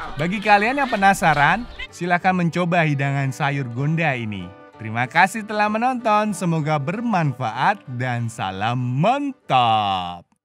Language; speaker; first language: Indonesian; native; Indonesian